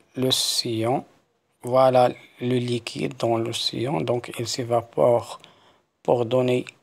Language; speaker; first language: French; non-native, local second language; Arabic